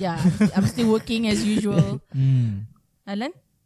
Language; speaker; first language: English; non-native, local second language; Malay